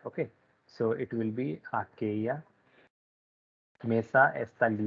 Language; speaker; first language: Spanish; non-native, fluent; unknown